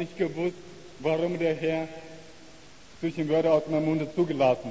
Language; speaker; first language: German; non-native, learner; Chinese